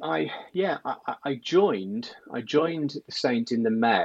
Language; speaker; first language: English; native; English